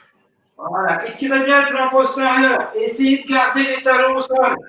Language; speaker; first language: French; native; French